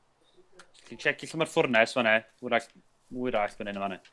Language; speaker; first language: Welsh; native; Welsh